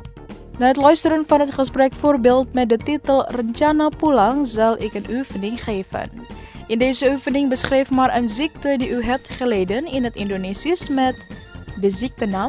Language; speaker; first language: Dutch; non-native, learner; Indonesian